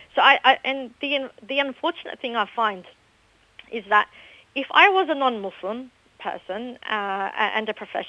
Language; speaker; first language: English; native; English